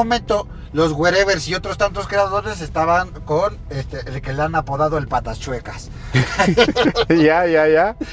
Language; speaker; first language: Spanish; native; Spanish